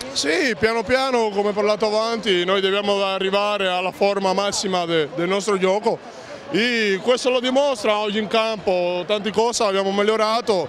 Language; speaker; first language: Italian; non-native, learner; Spanish